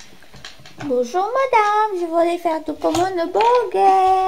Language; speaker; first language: French; non-native, learner; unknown